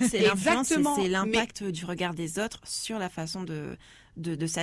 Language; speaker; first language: French; native; French